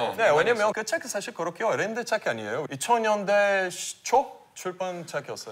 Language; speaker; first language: Korean; non-native, fluent; Portuguese